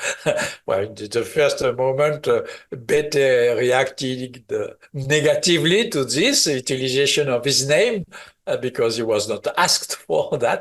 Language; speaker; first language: English; non-native, fluent; French